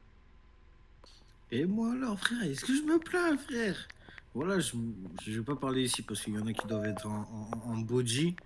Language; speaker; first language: French; native; French